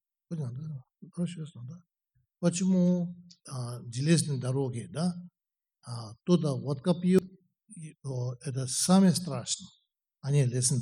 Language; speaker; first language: Russian; non-native, learner; Tibetan